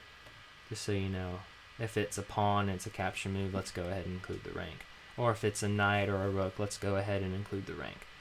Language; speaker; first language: English; native; English